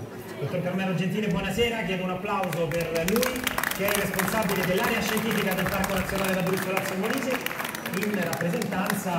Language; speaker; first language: Italian; native; Italian